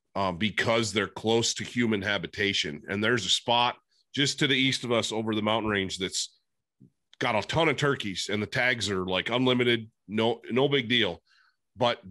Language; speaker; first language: English; native; English